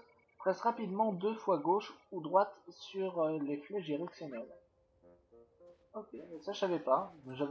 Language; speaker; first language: French; native; French